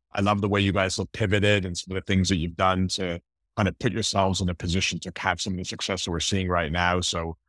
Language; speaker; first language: English; native; English